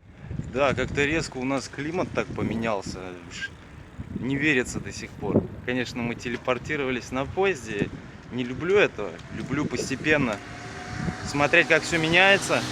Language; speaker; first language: Russian; native; Russian